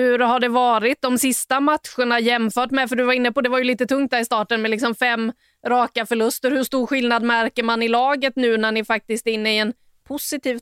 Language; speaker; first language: Swedish; native; Swedish